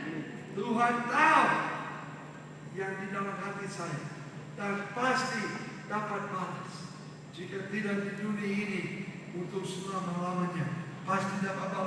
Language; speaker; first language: Indonesian; non-native, fluent; English